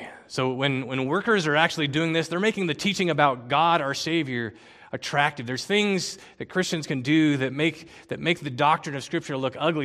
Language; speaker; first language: English; native; English